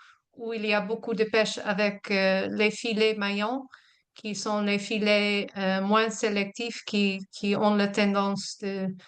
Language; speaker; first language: French; non-native, fluent; English